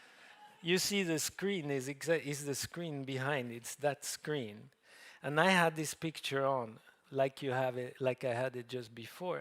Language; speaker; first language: English; non-native, fluent; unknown